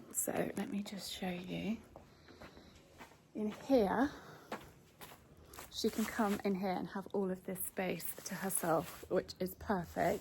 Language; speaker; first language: English; native; English